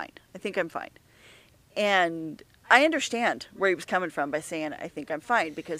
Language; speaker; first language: English; native; English